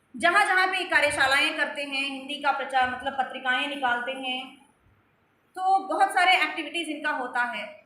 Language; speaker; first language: Hindi; non-native, local second language; Telugu